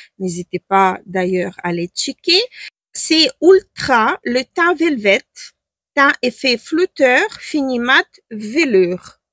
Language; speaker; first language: French; non-native, fluent; Ukrainian